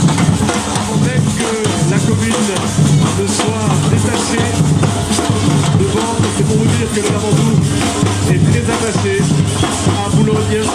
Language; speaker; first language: French; native; French